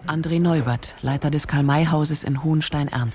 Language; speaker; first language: German; native; German